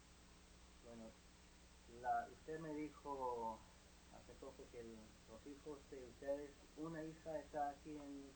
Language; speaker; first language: Spanish; non-native, fluent; English